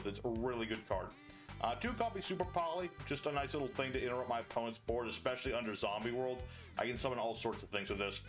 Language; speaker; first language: English; native; English